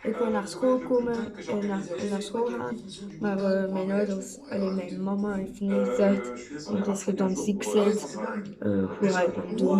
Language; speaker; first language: Dutch; non-native, local second language; French